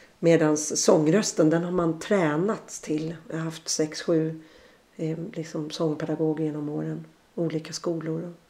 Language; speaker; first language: Swedish; native; Swedish